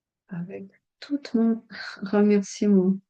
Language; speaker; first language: French; non-native, fluent; Russian